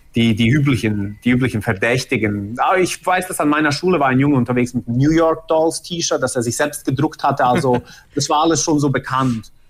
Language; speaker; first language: German; early bilingual, other home language; Bosnian